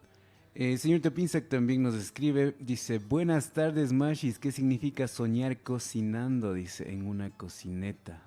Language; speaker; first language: Spanish; non-native, local second language; Quechua